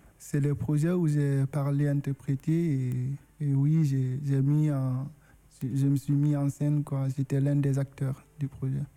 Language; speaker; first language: French; non-native, local second language; Susu